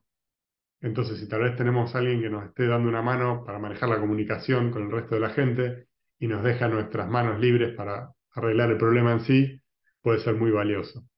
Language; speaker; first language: Spanish; native; Spanish